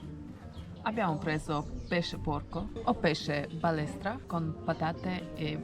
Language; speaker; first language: Italian; non-native, learner; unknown